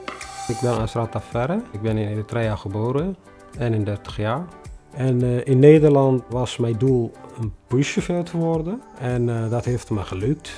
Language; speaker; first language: Dutch; non-native, fluent; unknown